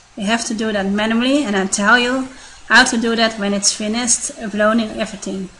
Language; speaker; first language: English; non-native, fluent; Dutch